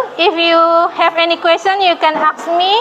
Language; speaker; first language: English; non-native, fluent; Indonesian